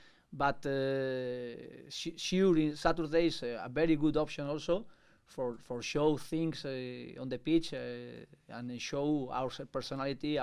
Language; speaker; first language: English; non-native, learner; Spanish